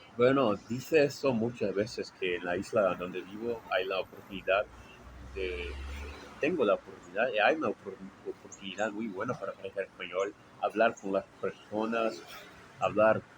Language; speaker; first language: Spanish; non-native, learner; Portuguese